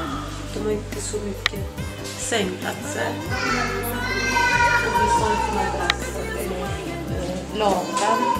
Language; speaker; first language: Swedish; non-native, fluent; French